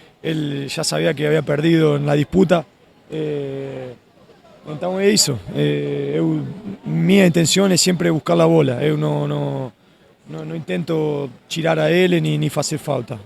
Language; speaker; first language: Portuguese; non-native, fluent; Spanish